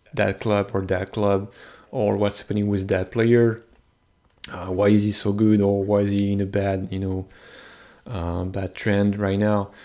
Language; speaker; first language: English; non-native, fluent; French